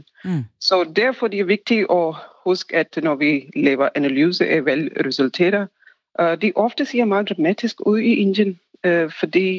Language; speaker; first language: Danish; non-native, fluent; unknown